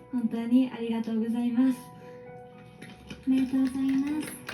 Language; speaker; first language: Japanese; native; Japanese